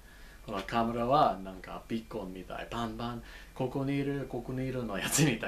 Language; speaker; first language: Japanese; non-native, learner; English